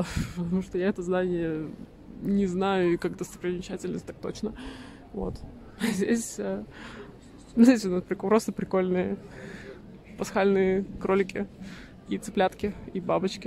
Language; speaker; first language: Russian; native; Russian